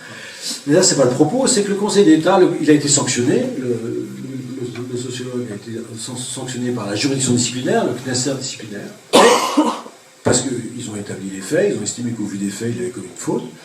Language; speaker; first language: French; native; French